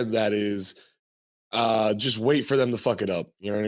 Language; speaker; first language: English; native; English